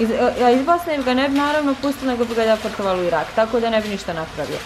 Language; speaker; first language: Bosnian; native; Bosnian